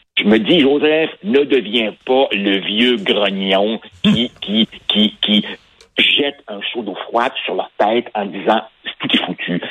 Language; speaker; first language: French; early bilingual, other home language; Spanish